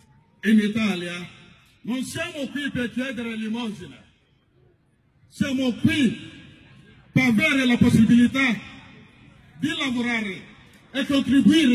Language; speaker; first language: Italian; non-native, learner; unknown